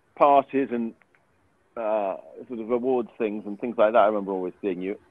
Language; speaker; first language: English; native; English